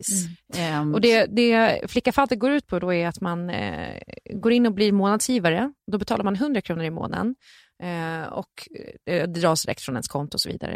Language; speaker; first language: Swedish; native; Swedish